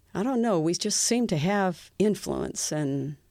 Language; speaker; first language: English; native; English